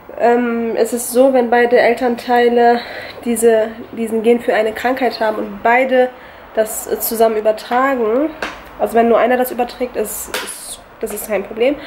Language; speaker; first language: German; early bilingual, other home language; Turkish